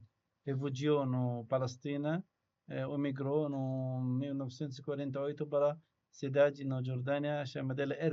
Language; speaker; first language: Portuguese; non-native, learner; Arabic